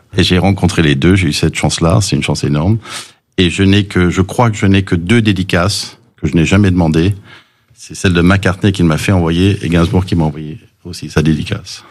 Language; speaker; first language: French; early bilingual, other home language; English